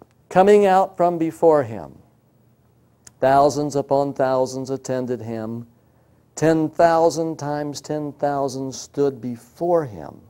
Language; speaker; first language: English; native; English